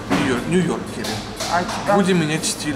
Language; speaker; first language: Russian; native; Russian